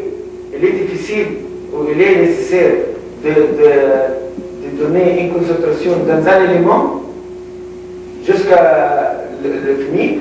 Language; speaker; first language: French; non-native, local second language; Arabic